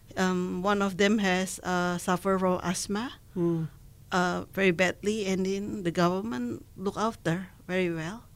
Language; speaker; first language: English; non-native, learner; Indonesian